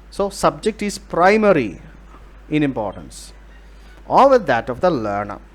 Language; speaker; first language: English; non-native, local second language; Malayalam